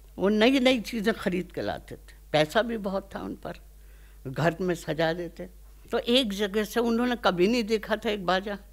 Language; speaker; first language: Hindi; native; Hindi